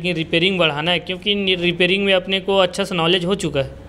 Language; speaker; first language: Hindi; native; Hindi